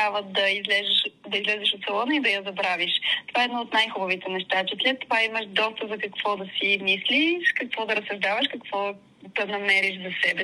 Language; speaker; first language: Bulgarian; native; Bulgarian